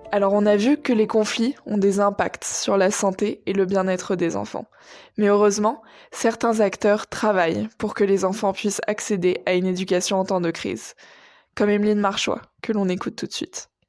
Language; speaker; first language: French; native; French